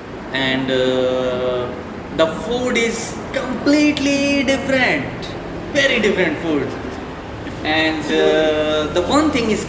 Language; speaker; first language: English; non-native, fluent; Urdu